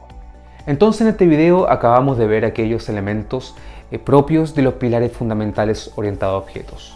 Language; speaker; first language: Spanish; native; Spanish